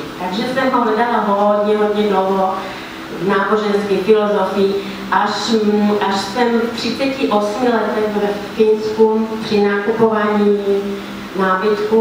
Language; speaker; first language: Czech; non-native, fluent; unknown